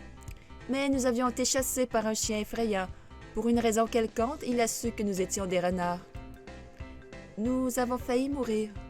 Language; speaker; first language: French; native; French